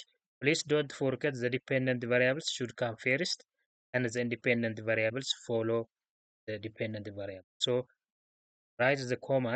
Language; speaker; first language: English; non-native, local second language; Oromo